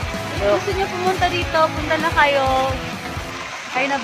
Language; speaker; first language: Filipino; non-native, local second language; Cebuano